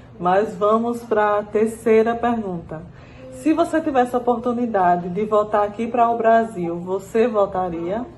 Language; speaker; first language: Portuguese; native; Portuguese